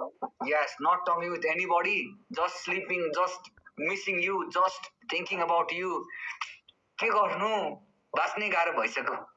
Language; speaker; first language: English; non-native, learner; Nepali